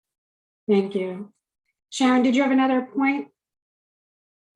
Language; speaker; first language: English; native; English